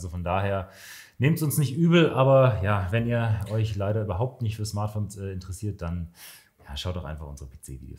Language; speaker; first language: German; native; German